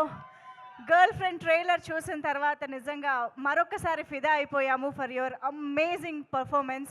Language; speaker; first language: Telugu; native; Telugu